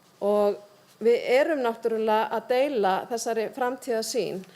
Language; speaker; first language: Icelandic; native; Icelandic